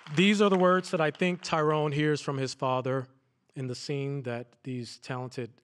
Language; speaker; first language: English; native; English